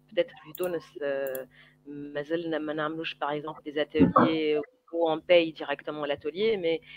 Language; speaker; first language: French; non-native, local second language; Arabic